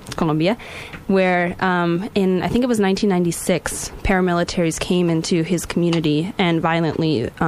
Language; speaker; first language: English; native; English